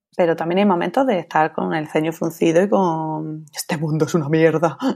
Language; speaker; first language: Spanish; native; Spanish